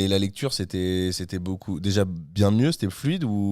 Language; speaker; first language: French; native; French